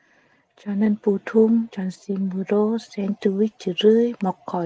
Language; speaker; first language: Korean; non-native, learner; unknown